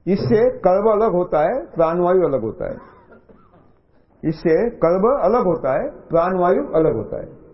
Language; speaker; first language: Hindi; non-native, local second language; Marathi